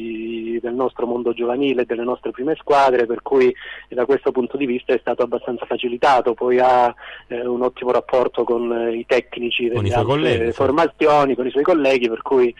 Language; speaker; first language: Italian; native; Italian